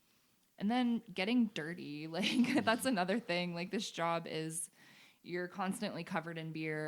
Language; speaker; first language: English; native; English